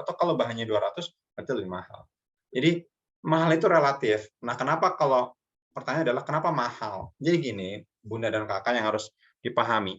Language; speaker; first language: Indonesian; native; Indonesian